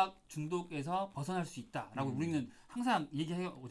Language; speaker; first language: Korean; native; Korean